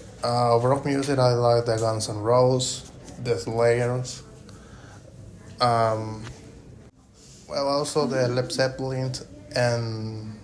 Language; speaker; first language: English; non-native, learner; Spanish